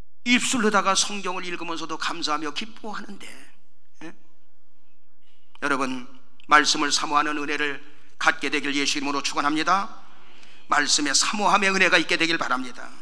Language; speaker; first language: Korean; native; Korean